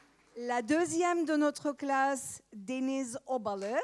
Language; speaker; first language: French; non-native, fluent; Turkish